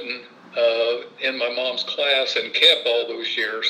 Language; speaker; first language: English; native; English